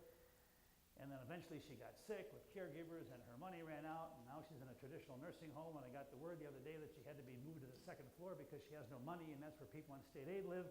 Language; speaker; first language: English; native; English